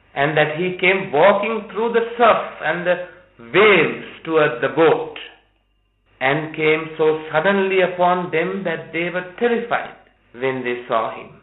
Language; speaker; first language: English; non-native, local second language; Sinhala